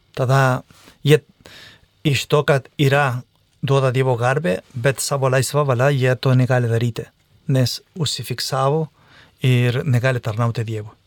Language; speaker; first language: Lithuanian; non-native, fluent; Spanish